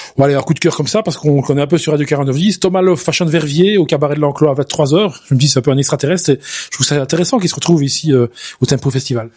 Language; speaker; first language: French; native; French